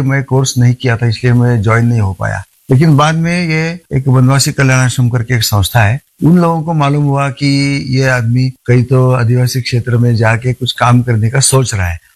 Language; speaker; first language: Hindi; non-native, local second language; Marathi